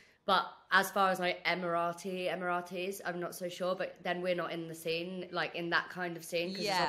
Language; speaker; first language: English; native; English